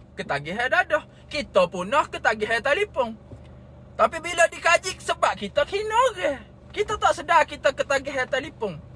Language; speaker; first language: Malay; native; Malay